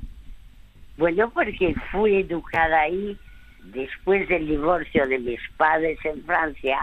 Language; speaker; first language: Spanish; early bilingual, other home language; French